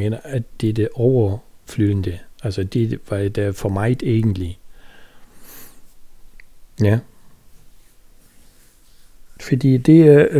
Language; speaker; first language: Danish; non-native, fluent; German